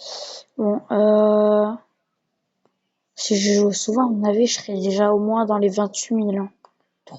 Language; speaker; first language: French; native; French